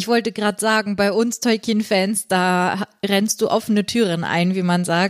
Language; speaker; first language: German; native; German